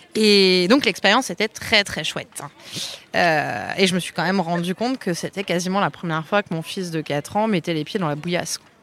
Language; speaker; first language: French; native; French